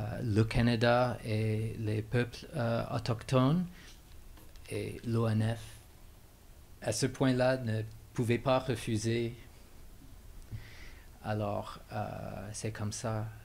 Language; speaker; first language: French; non-native, fluent; English